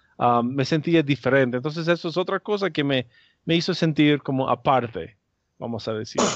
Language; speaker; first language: Spanish; non-native, fluent; English